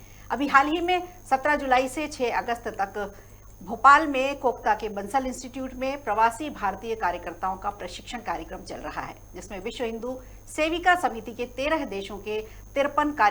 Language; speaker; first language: Hindi; native; Hindi